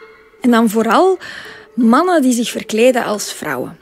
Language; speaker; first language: Dutch; native; Dutch